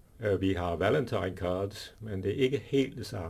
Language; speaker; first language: Danish; non-native, fluent; English